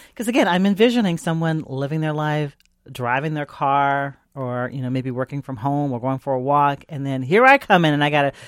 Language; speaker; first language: English; native; English